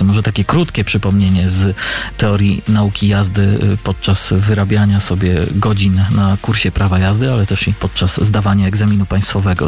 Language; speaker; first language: Polish; native; Polish